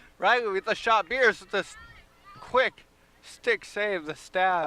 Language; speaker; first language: English; native; English